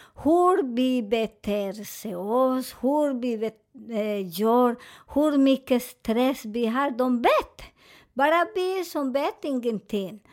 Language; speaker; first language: Swedish; non-native, fluent; Spanish